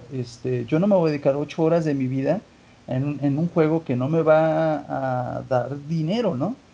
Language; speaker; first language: Spanish; native; Spanish